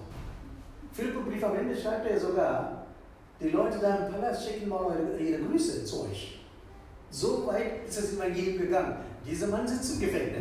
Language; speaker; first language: German; non-native, fluent; Tamil